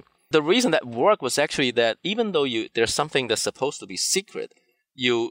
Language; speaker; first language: English; non-native, fluent; Cantonese